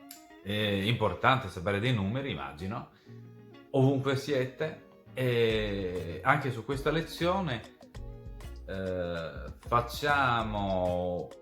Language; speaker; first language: Italian; non-native, fluent; Serbian